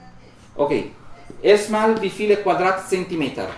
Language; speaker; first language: German; non-native, learner; Spanish